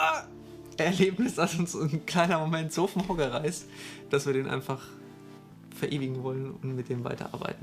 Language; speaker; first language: German; native; German